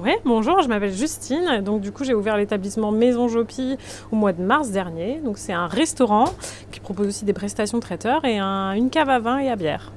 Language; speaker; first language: French; native; French